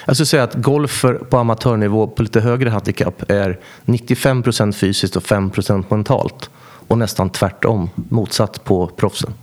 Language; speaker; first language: Swedish; native; Swedish